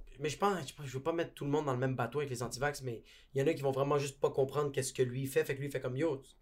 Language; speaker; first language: French; native; French